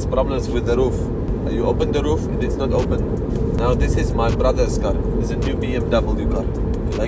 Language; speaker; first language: English; non-native, learner; Russian